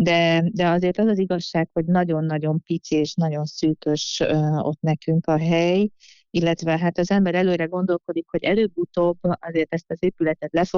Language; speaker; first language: Hungarian; native; Hungarian